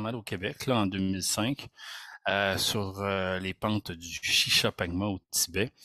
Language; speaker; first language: French; native; French